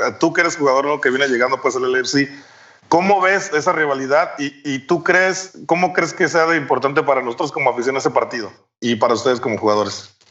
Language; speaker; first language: Spanish; native; Spanish